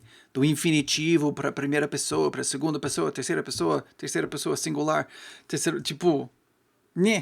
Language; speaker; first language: Portuguese; non-native, fluent; English